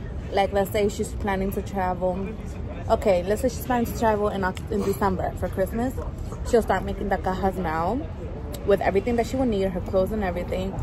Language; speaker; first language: English; early bilingual, other home language; Spanish